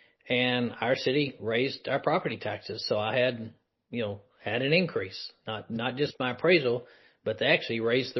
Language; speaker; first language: English; native; English